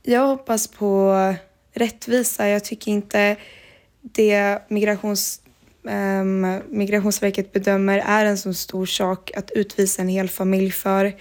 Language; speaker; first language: Swedish; early bilingual, other home language; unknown